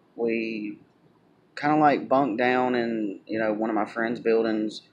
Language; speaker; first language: English; native; English